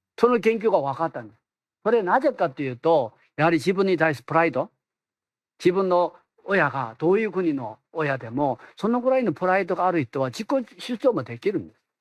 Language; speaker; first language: Japanese; non-native, fluent; Korean